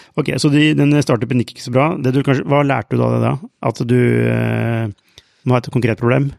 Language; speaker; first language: Norwegian; native; Norwegian